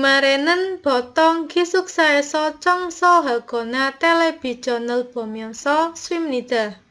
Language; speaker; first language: Korean; non-native, learner; Indonesian